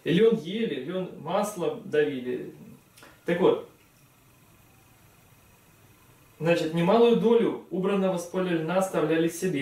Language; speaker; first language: Russian; native; Russian